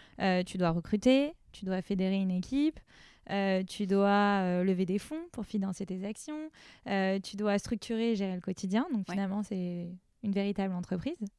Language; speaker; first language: French; native; French